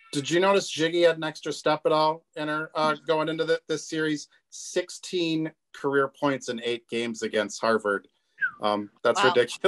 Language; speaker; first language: English; native; English